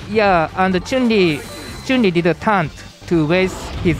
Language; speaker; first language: English; non-native, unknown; Japanese